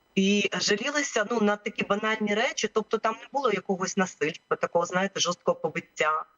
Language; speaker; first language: Ukrainian; native; Ukrainian